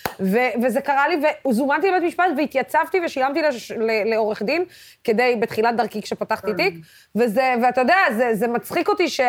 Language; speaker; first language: Hebrew; non-native, local second language; Arabic